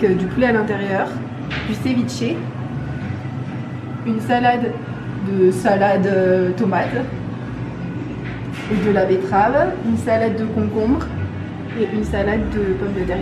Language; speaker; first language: French; native; French